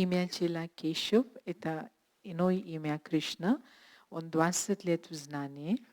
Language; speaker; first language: Russian; non-native, learner; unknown